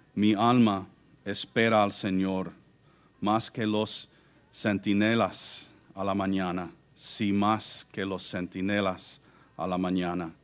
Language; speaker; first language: Spanish; non-native, fluent; English